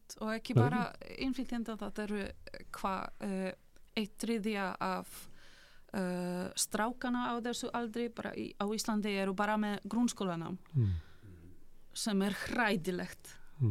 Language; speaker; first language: Icelandic; non-native, fluent; Polish